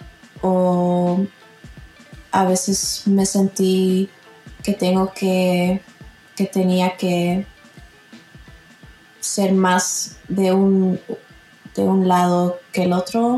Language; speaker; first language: Spanish; early bilingual, heritage; Spanish